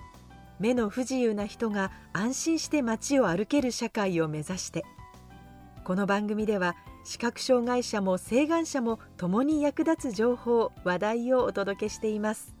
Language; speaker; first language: Japanese; native; Japanese